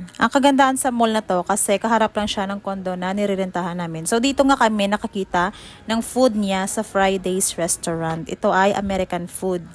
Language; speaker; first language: Filipino; non-native, local second language; Hiligaynon